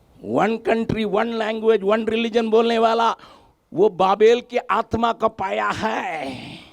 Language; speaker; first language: Hindi; non-native, local second language; Tamil